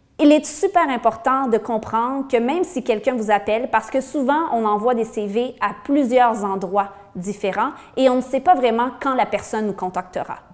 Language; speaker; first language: French; native; French